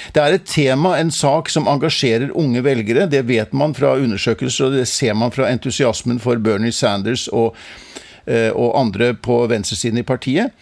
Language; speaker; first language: Norwegian; native; Norwegian